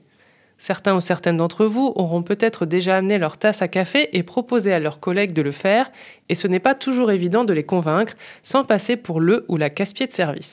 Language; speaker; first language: French; native; French